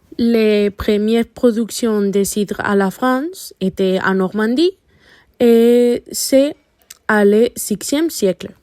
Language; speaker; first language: French; non-native, learner; Spanish